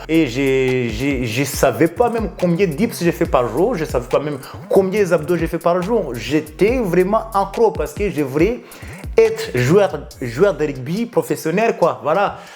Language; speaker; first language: French; non-native, local second language; Kinyarwanda